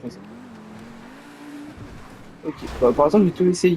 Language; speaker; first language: French; native; French